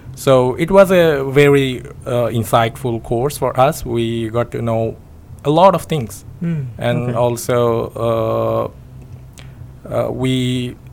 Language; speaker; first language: English; non-native, local second language; Bangla